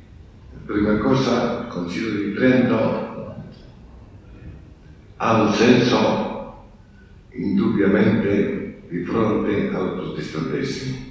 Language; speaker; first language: Italian; non-native, fluent; Spanish